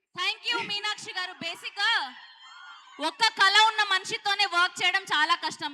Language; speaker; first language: Telugu; native; Telugu